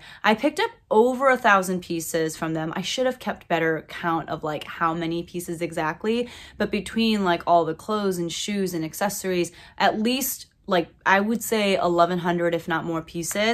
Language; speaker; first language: English; native; English